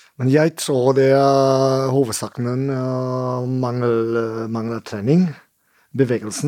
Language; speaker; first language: Norwegian; non-native, learner; German